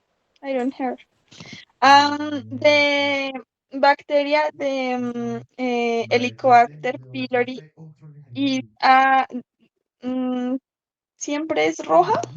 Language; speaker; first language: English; non-native, learner; Spanish